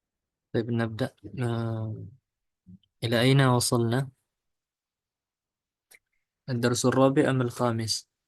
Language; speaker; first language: Arabic; non-native, fluent; Indonesian